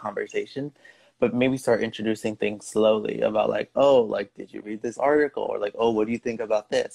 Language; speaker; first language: English; native; English